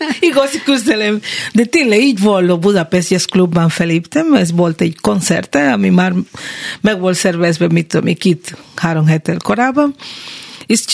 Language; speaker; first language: Hungarian; non-native, learner; Spanish